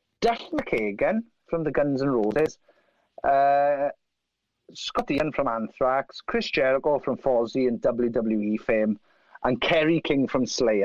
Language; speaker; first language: English; native; English